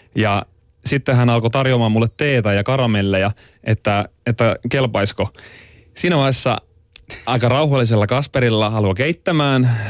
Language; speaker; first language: Finnish; native; Finnish